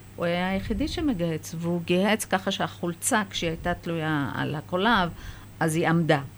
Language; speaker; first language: Hebrew; early bilingual, other home language; Persian